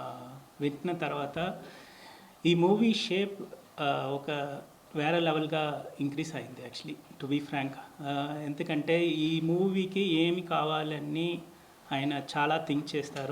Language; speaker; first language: Telugu; non-native, learner; Tamil